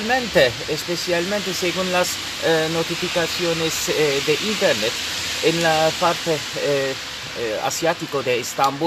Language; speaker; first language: Spanish; non-native, fluent; Turkish